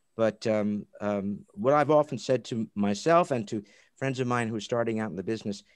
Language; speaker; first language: English; native; English